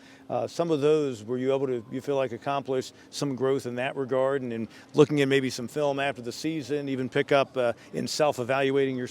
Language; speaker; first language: English; native; English